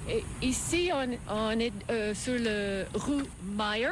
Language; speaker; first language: French; non-native, learner; English